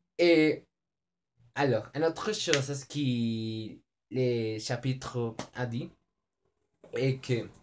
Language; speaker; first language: French; non-native, learner; Spanish